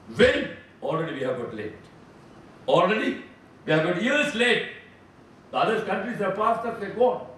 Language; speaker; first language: English; non-native, local second language; Sinhala